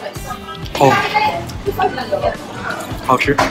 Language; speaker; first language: Chinese; native; Chinese